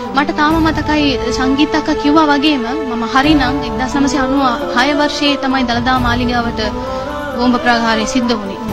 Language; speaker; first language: Sinhala; non-native, local second language; Tamil